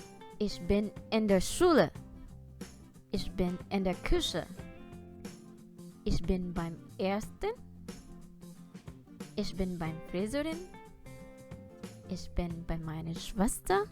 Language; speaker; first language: German; non-native, fluent; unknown